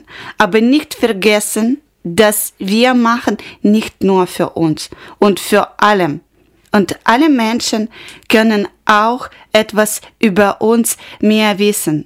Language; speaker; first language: German; non-native, learner; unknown